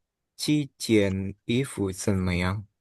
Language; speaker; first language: Chinese; non-native, learner; Indonesian